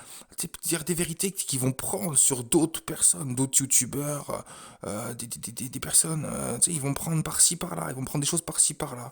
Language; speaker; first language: French; native; French